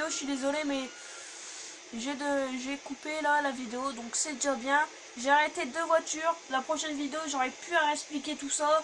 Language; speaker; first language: French; native; French